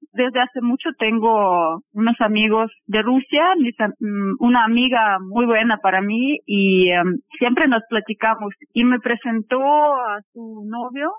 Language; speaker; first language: Spanish; non-native, fluent; Russian